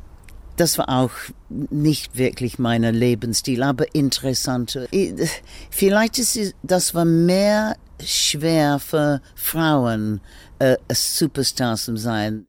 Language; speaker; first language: German; non-native, learner; English